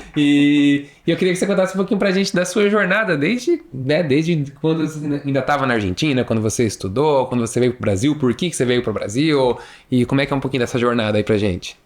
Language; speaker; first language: Portuguese; native; Portuguese